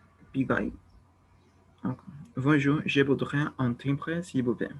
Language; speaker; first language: French; non-native, learner; Spanish